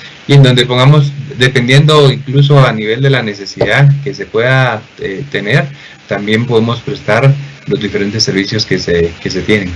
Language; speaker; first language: Spanish; native; Spanish